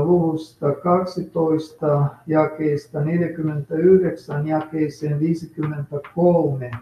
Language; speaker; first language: Finnish; non-native, fluent; Russian